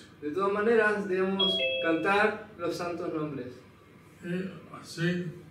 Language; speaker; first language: Spanish; non-native, learner; English